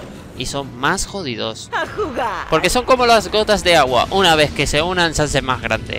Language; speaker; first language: Spanish; native; Spanish